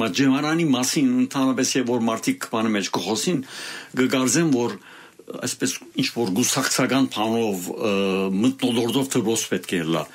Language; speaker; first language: Armenian; native; Armenian